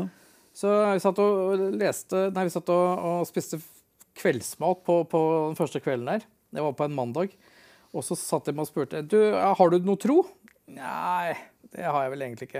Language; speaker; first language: Norwegian; native; Norwegian